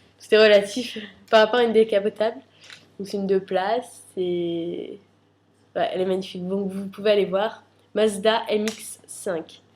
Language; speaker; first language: French; early bilingual, other home language; Arabic